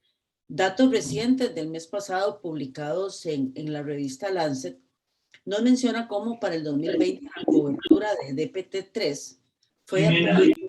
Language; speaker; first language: Spanish; native; Spanish